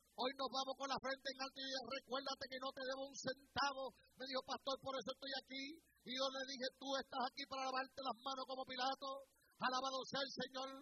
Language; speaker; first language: Spanish; native; Spanish